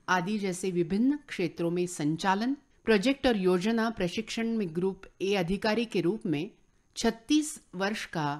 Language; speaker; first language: Hindi; non-native, local second language; Marathi